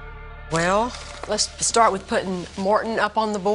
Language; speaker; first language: English; native; English